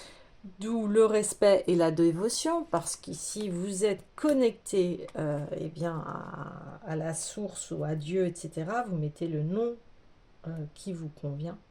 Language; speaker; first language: French; native; French